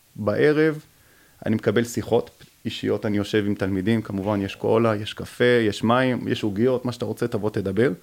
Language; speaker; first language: Hebrew; early bilingual, other home language; French